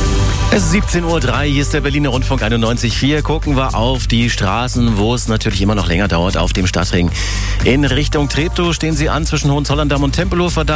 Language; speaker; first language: German; native; German